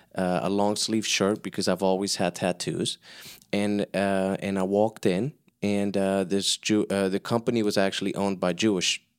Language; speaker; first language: English; early bilingual, other home language; Spanish